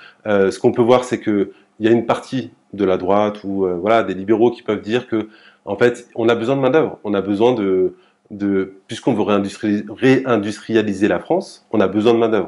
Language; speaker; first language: French; native; French